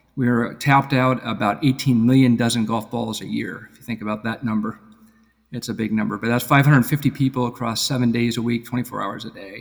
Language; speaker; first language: English; native; English